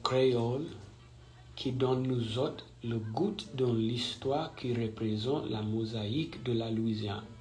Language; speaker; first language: French; non-native, fluent; English